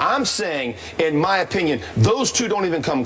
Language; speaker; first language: English; native; English